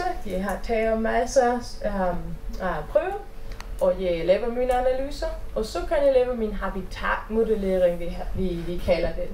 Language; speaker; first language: Danish; non-native, fluent; German